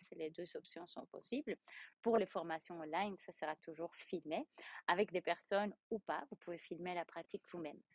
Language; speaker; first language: French; non-native, fluent; Spanish